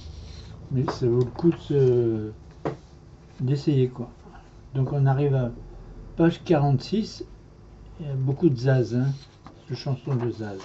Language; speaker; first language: French; native; French